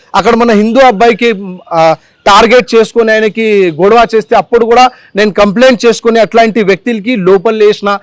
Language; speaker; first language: Telugu; non-native, local second language; Marathi